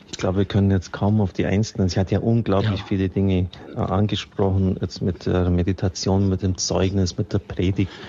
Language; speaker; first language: German; native; German